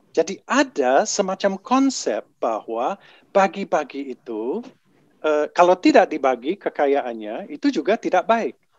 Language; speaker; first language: Indonesian; non-native, fluent; English